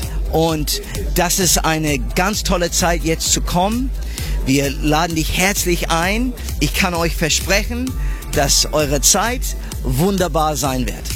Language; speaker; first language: German; non-native, fluent; English